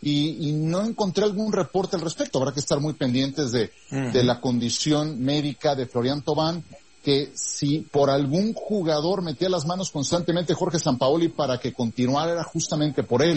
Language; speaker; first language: Spanish; native; Spanish